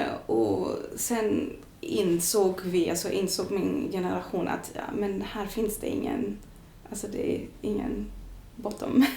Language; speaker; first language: Swedish; non-native, fluent; Greek